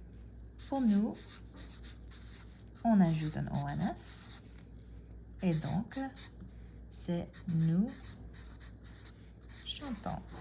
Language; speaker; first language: French; non-native, fluent; English